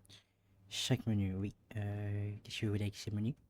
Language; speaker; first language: French; native; French